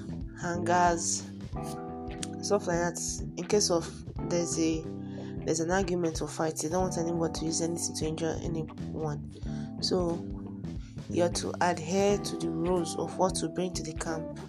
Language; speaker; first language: English; non-native, local second language; Igbo